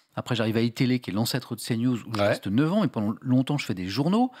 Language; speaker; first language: French; native; French